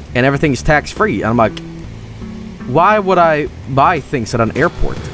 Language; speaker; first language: English; non-native, fluent; Swedish